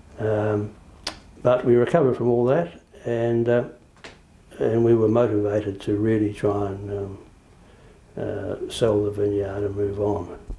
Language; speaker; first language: English; native; English